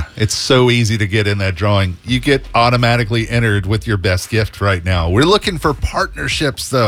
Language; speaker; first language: English; native; English